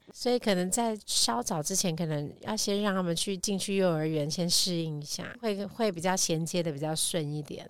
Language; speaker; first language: Chinese; native; Chinese